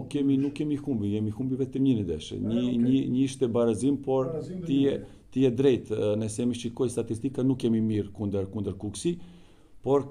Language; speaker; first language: Albanian; non-native, learner; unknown